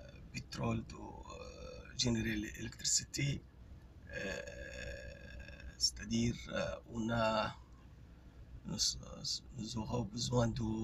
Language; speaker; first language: French; non-native, fluent; Arabic